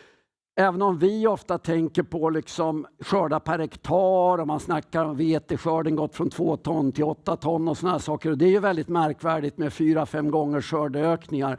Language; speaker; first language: Swedish; native; Swedish